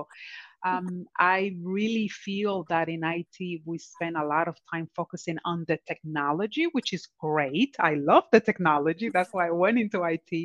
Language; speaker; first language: English; non-native, fluent; Spanish